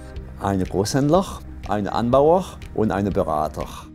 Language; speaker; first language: German; non-native, fluent; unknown